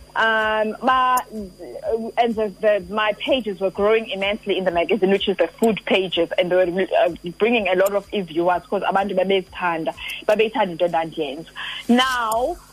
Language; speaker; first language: English; non-native, local second language; Xhosa